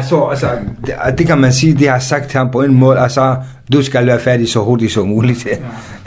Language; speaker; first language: Danish; non-native, fluent; Kurdish